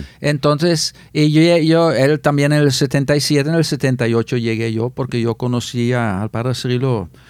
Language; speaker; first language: Spanish; non-native, fluent; Dutch